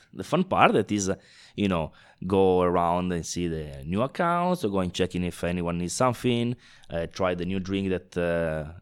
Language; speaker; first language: English; non-native, fluent; Italian